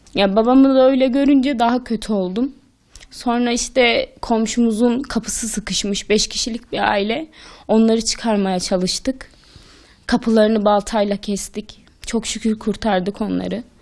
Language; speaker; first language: Turkish; native; Turkish